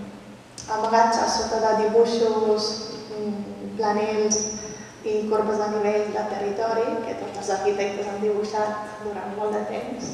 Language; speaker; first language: Catalan; early bilingual, heritage; Catalan